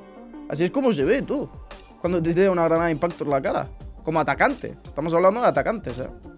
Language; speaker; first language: Spanish; native; Spanish